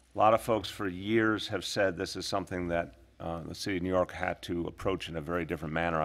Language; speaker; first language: English; native; English